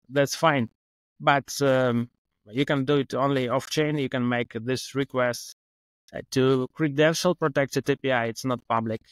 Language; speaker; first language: English; non-native, fluent; Russian